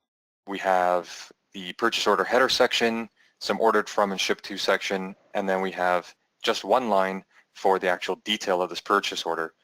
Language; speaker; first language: English; native; English